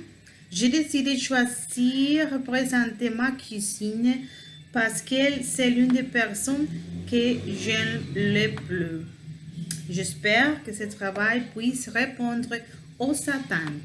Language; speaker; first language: French; non-native, learner; Spanish